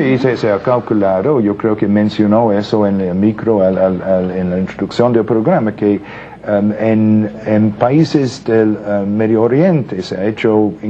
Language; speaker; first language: Spanish; non-native, fluent; English